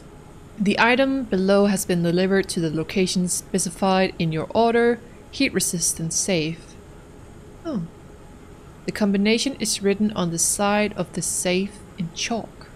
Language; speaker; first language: English; native; English